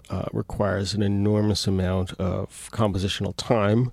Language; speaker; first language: English; native; English